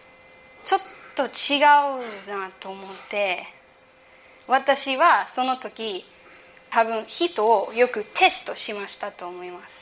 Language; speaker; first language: Japanese; early bilingual, heritage; English